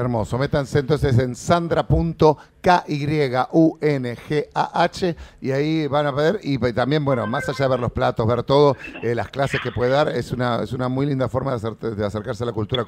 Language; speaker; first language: Spanish; native; Spanish